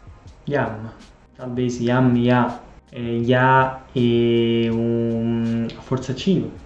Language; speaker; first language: Portuguese; non-native, fluent; Italian